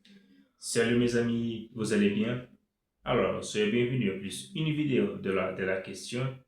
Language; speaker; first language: French; non-native, fluent; Portuguese